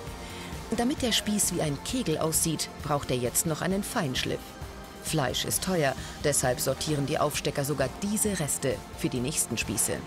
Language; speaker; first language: German; native; German